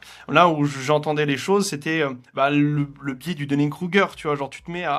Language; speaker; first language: French; native; French